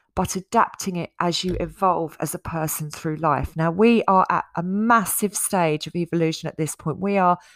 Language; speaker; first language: English; native; English